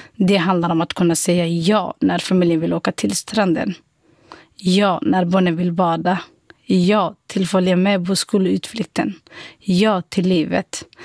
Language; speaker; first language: Swedish; non-native, fluent; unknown